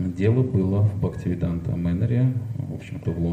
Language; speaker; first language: Russian; native; Russian